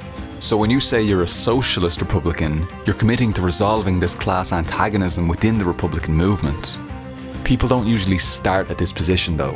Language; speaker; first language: English; native; English